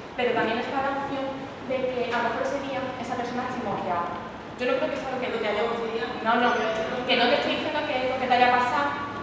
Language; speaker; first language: Spanish; native; Spanish